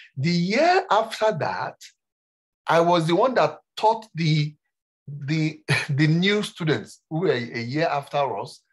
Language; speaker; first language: English; non-native, local second language; Yoruba